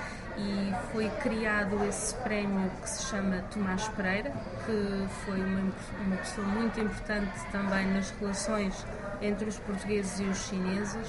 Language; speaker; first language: Portuguese; native; Portuguese